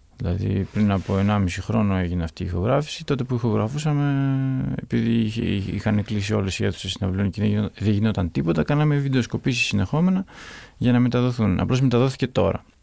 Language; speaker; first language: Greek; early bilingual, other home language; Russian